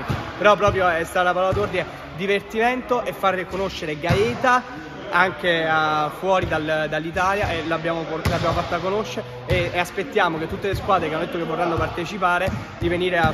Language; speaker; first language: Italian; native; Italian